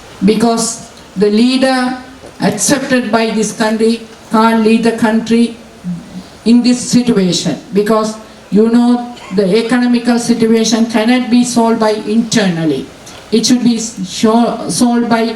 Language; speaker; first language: English; non-native, local second language; Tamil